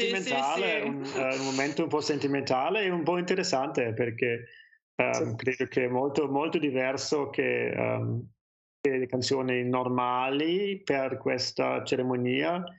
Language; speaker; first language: Italian; non-native, learner; German